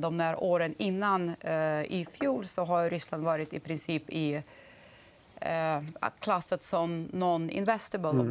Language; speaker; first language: Swedish; non-native, fluent; Russian